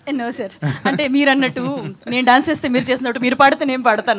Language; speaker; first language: Telugu; native; Telugu